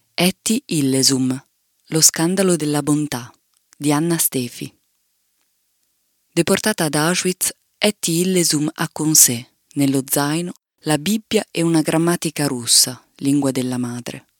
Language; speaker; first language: Italian; native; Italian